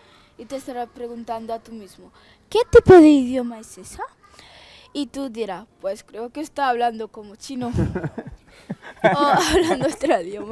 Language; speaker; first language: Spanish; early bilingual, other home language; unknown